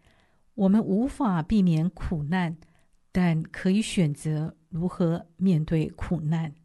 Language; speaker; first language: Chinese; native; Chinese